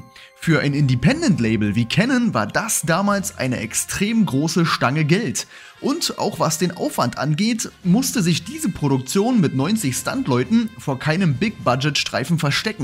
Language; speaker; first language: German; native; German